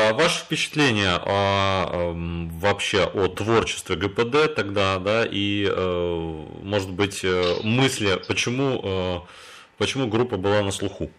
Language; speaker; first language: Russian; native; Russian